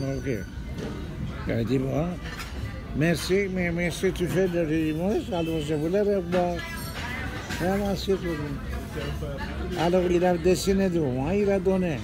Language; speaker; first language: French; non-native, learner; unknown